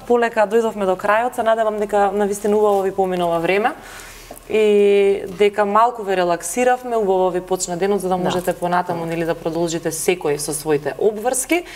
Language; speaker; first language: Macedonian; native; Macedonian